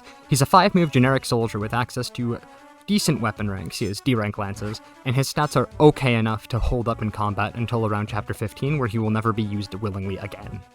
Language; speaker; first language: English; native; English